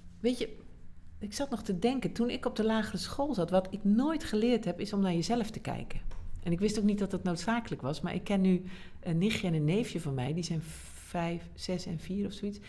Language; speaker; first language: Dutch; native; Dutch